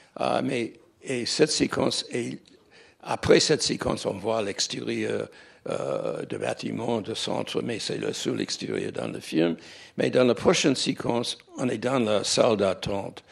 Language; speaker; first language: French; non-native, fluent; English